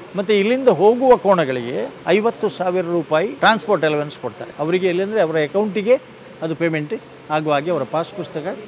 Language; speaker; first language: Kannada; non-native, local second language; Tulu